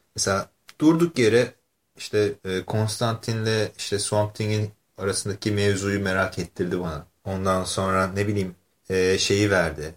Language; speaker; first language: Turkish; native; Turkish